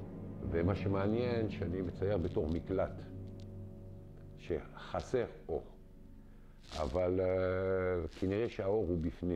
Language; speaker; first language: Hebrew; non-native, fluent; French